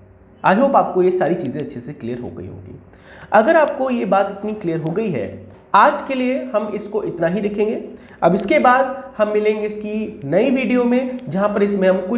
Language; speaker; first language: Hindi; native; Hindi